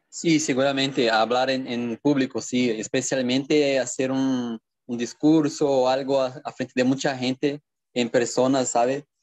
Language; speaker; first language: Spanish; non-native, learner; Portuguese